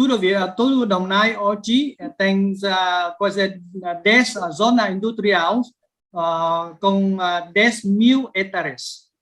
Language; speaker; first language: Portuguese; non-native, learner; Vietnamese